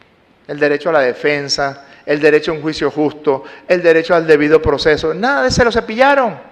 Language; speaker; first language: Spanish; native; Spanish